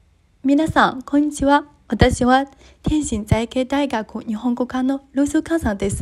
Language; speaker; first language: Japanese; non-native, learner; Chinese